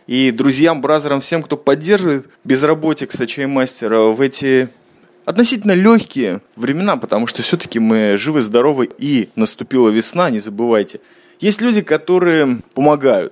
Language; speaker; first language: Russian; native; Russian